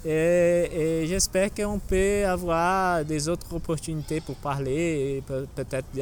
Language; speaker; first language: French; non-native, learner; Portuguese